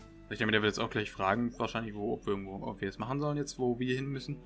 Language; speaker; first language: German; native; German